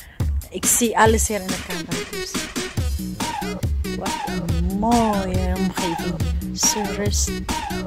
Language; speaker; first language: Dutch; non-native, learner; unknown